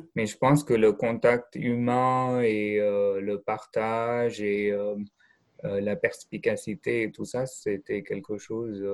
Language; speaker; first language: French; non-native, fluent; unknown